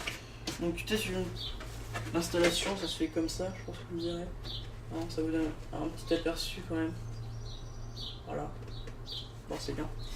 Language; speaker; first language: French; native; French